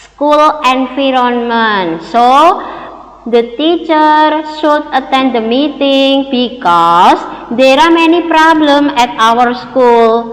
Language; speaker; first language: English; non-native, learner; Indonesian